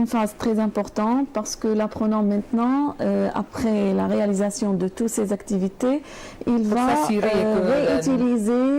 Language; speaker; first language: French; non-native, fluent; Arabic